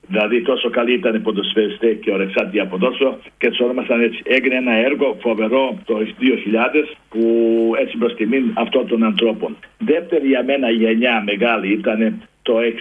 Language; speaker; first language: Greek; non-native, fluent; Serbian